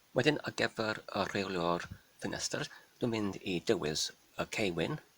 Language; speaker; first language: Welsh; non-native, fluent; German